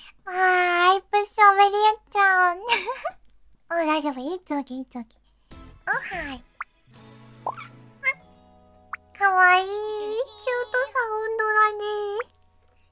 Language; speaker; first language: Japanese; native; Japanese